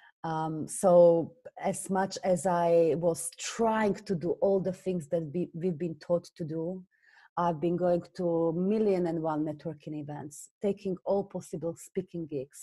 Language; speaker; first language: English; non-native, fluent; Slovak